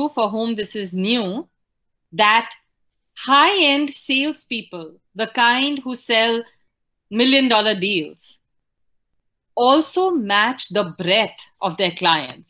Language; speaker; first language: English; non-native, local second language; Hindi